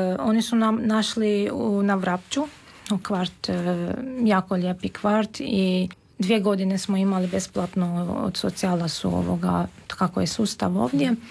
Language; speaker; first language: Serbian; non-native, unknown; Armenian